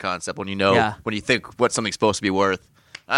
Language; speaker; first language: English; native; English